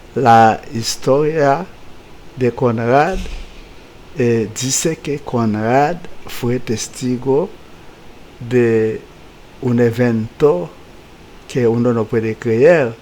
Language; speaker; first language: Spanish; non-native, fluent; Haitian Creole